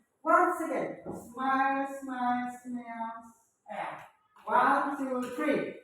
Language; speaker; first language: English; non-native, learner; Indonesian